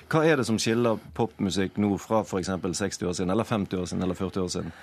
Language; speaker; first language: Norwegian; native; Norwegian